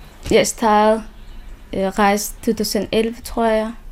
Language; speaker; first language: Danish; non-native, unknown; Somali